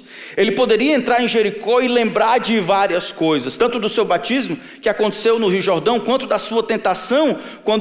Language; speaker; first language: Portuguese; native; Portuguese